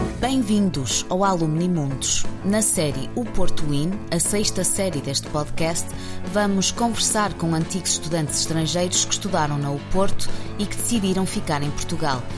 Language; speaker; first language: Portuguese; native; Portuguese